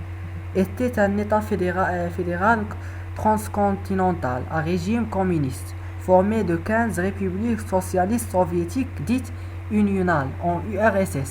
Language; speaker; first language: French; non-native, learner; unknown